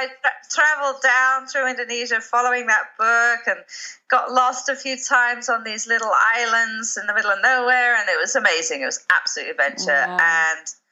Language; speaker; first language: English; native; English